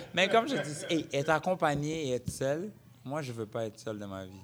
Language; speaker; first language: French; non-native, local second language; Haitian Creole